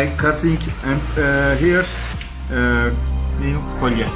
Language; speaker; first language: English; non-native, learner; Turkish